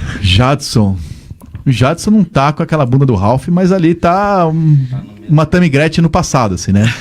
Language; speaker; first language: Portuguese; native; Portuguese